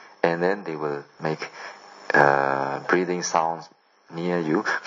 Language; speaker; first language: English; non-native, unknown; Burmese